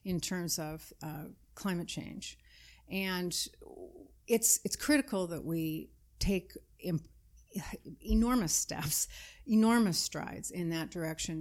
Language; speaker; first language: English; native; English